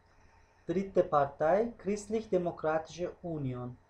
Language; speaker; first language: German; non-native, fluent; Uzbek